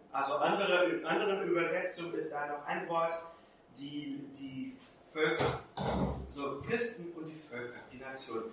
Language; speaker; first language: German; non-native, fluent; Portuguese